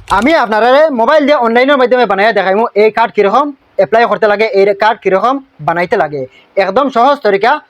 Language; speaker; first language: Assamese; native; Assamese